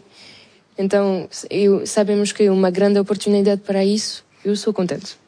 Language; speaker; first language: Portuguese; non-native, fluent; French